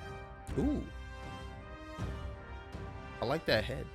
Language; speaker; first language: English; native; English